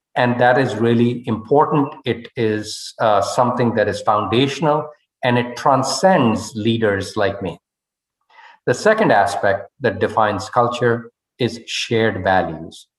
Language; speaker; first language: English; non-native, local second language; Hindi